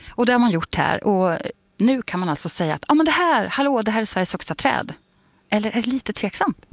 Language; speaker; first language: Swedish; native; Swedish